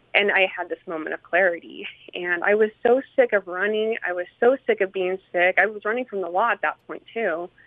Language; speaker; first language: English; native; English